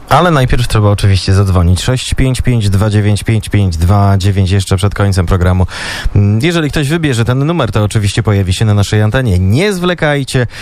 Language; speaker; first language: Polish; native; Polish